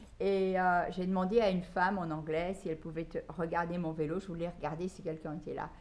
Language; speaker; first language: French; native; French